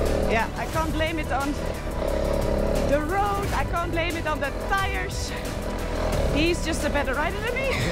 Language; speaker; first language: English; non-native, fluent; Dutch